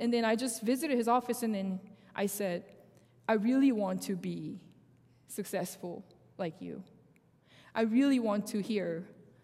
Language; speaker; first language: English; non-native, fluent; Korean